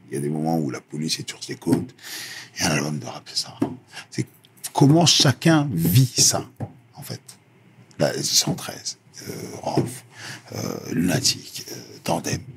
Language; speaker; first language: French; early bilingual, other home language; Lingala